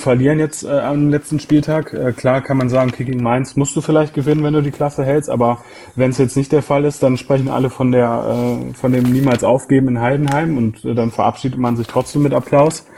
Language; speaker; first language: German; native; German